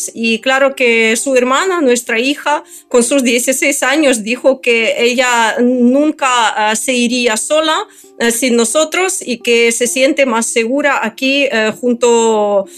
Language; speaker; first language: Spanish; non-native, fluent; Ukrainian